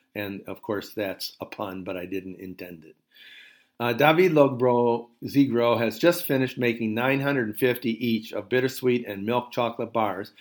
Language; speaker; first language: English; native; English